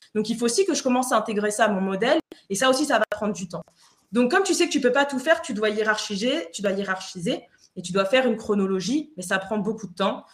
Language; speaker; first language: French; non-native, fluent; Spanish